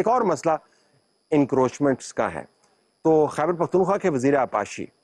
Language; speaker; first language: Urdu; native; Urdu